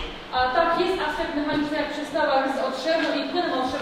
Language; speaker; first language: Polish; native; Polish